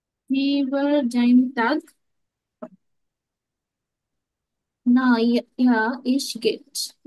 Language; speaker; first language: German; non-native, learner; Bangla